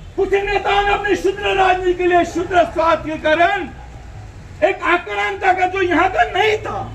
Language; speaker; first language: Hindi; non-native, local second language; Marathi